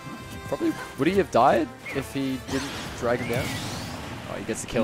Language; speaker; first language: English; native; English